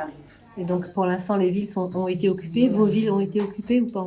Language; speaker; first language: French; native; French